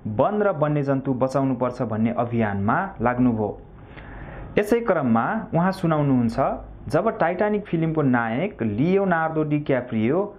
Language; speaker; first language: Nepali; non-native, local second language; Dangaura Tharu